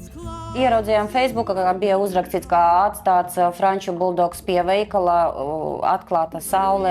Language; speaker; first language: Latvian; non-native, local second language; Russian